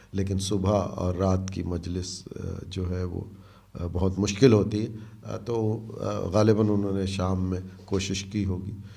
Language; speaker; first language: Urdu; native; Urdu